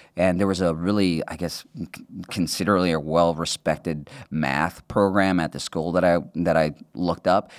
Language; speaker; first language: English; early bilingual, other home language; Spanish